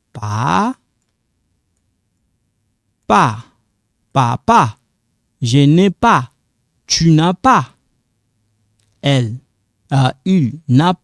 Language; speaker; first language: French; non-native, local second language; Lingala